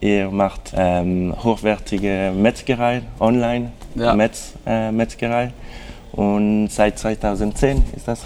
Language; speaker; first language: German; non-native, local second language; French